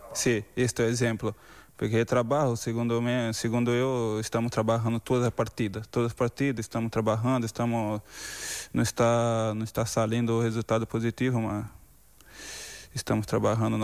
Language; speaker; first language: Spanish; non-native, learner; Portuguese